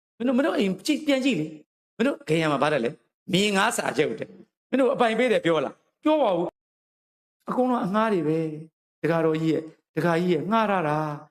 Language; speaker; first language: Burmese; native; Burmese